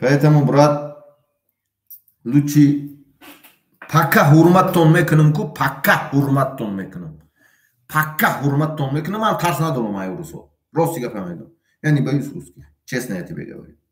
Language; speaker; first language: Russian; non-native, fluent; Tajik